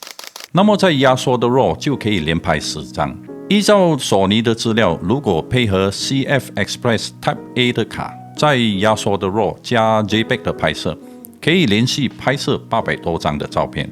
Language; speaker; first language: Chinese; native; Chinese